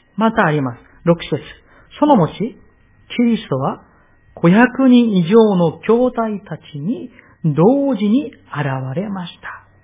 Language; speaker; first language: Japanese; non-native, fluent; Korean